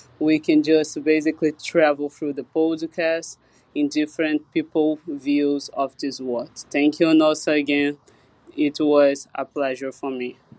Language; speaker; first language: English; non-native, fluent; Portuguese